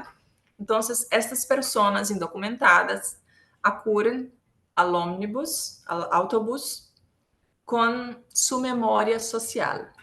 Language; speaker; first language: Spanish; non-native, local second language; Portuguese